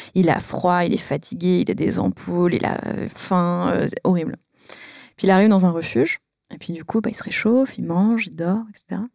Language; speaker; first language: French; native; French